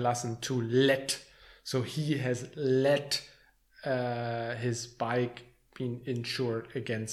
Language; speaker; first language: English; non-native, fluent; German